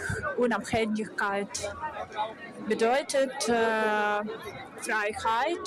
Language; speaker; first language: German; non-native, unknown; Ukrainian